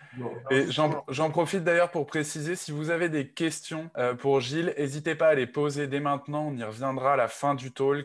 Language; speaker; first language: French; native; French